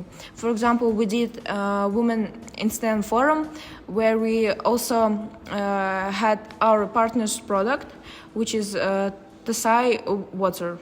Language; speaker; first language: English; non-native, fluent; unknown